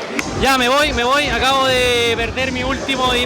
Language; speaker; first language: Spanish; native; Spanish